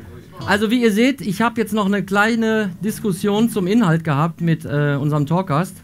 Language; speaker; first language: German; native; German